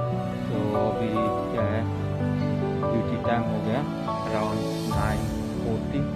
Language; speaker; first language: Hindi; non-native, local second language; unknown